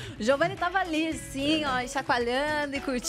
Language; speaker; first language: Portuguese; native; Portuguese